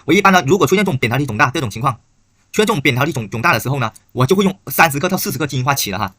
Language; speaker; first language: Chinese; native; Chinese